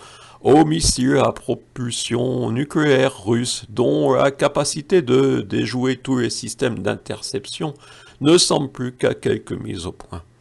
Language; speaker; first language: French; native; French